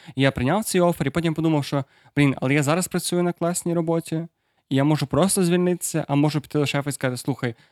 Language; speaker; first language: Ukrainian; non-native, local second language; Russian